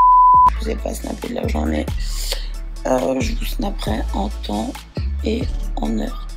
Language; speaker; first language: French; native; French